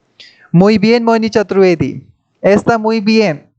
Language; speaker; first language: Spanish; non-native, fluent; Hindi